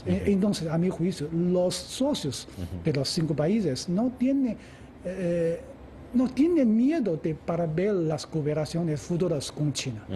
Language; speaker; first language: Spanish; non-native, fluent; Chinese